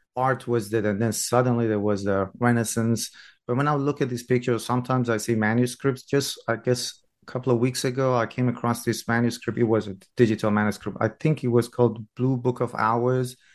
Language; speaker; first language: English; non-native, fluent; Persian